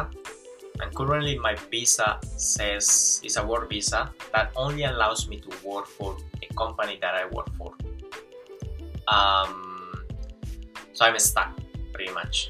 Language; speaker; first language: English; non-native, fluent; Spanish